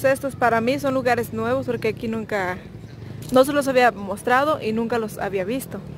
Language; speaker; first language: Spanish; native; Spanish